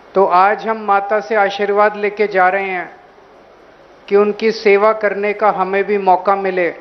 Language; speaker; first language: Hindi; native; Hindi